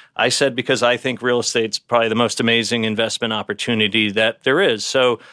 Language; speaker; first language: English; native; English